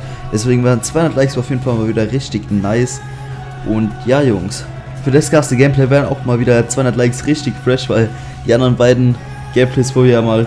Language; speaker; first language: German; native; German